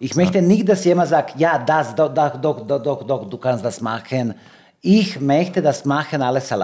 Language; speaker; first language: German; non-native, learner; Serbian